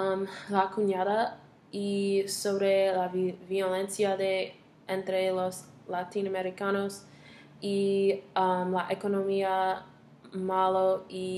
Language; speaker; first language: Spanish; non-native, learner; English